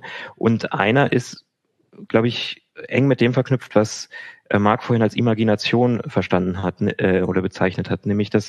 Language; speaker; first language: German; native; German